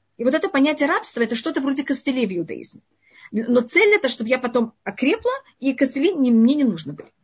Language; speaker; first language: Russian; early bilingual, heritage; Russian